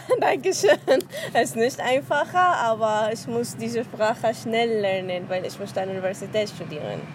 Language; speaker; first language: German; non-native, learner; Arabic